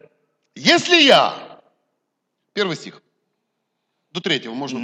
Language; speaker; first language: Polish; non-native, learner; Russian